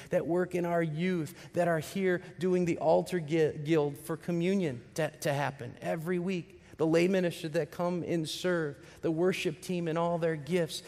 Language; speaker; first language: English; native; English